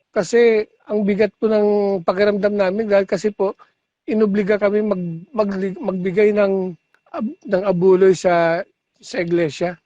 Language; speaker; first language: Filipino; non-native, local second language; Aklanon